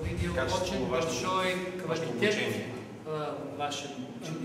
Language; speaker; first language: Russian; non-native, learner; Bulgarian